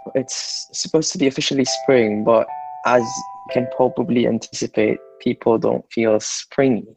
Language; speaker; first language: English; non-native, local second language; Filipino